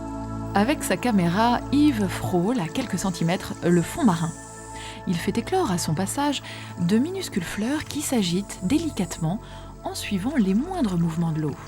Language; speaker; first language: French; native; French